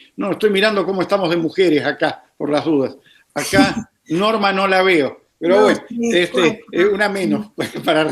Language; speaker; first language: Spanish; native; Spanish